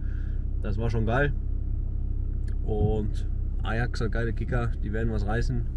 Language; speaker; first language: German; native; German